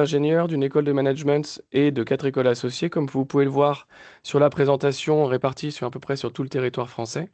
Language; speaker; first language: French; native; French